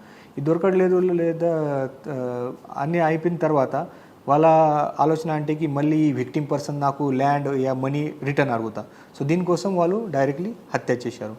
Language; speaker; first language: Telugu; non-native, fluent; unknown